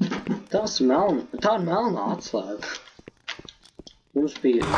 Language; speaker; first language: Latvian; native; Latvian